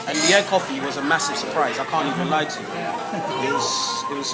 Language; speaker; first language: English; native; English